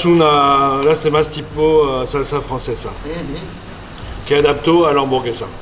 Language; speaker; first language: Spanish; non-native, learner; French